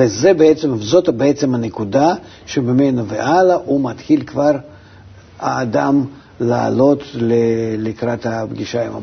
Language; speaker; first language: Hebrew; non-native, fluent; Russian